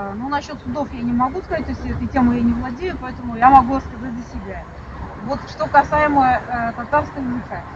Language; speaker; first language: Russian; native; Russian